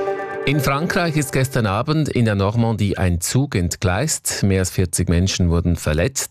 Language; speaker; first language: German; native; German